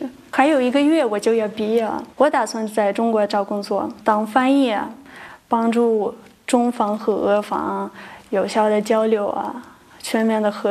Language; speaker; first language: Chinese; non-native, fluent; Russian